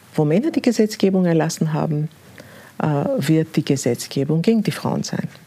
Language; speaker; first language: German; non-native, fluent; Greek